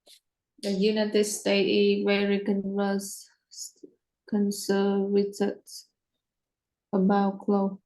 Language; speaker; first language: English; non-native, learner; Vietnamese